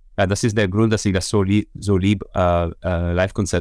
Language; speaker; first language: German; non-native, learner; Dutch